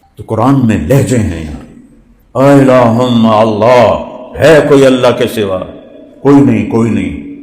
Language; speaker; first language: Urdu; non-native, local second language; Punjabi